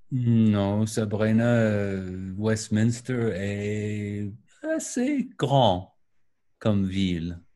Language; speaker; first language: French; non-native, learner; English